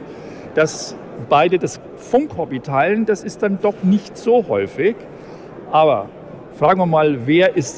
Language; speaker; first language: German; native; German